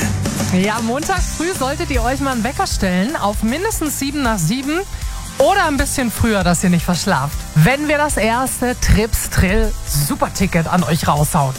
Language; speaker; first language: German; native; German